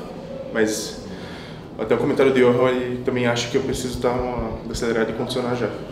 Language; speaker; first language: Portuguese; native; Portuguese